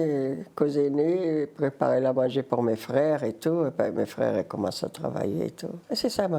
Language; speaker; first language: French; non-native, learner; Riffian